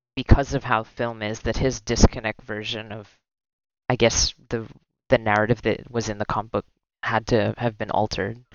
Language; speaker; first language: English; non-native, local second language; Filipino